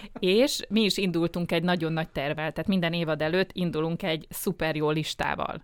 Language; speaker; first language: Hungarian; native; Hungarian